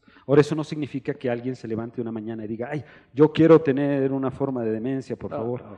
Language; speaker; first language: Spanish; native; Spanish